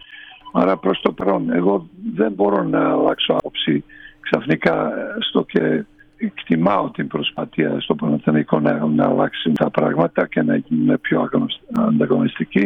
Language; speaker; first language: Greek; non-native, fluent; Serbian